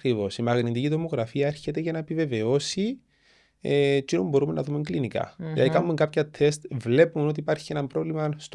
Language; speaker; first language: Greek; native; Greek